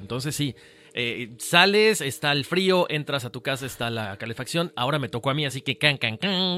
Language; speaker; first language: Spanish; native; Spanish